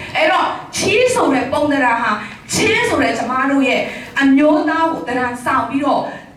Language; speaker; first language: Burmese; non-native, local second language; Hakha Chin